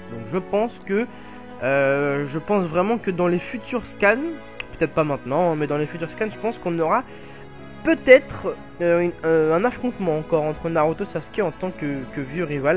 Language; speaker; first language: French; native; French